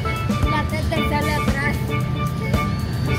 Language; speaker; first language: Spanish; native; Spanish